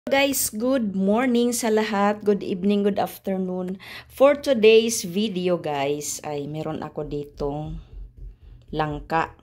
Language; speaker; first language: Filipino; non-native, local second language; Cebuano